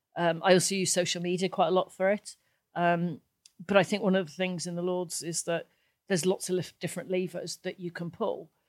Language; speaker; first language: English; native; English